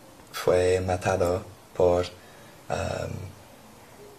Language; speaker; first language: Spanish; non-native, learner; English